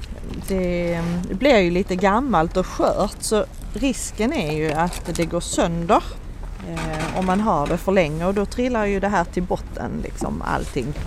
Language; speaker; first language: Swedish; native; Swedish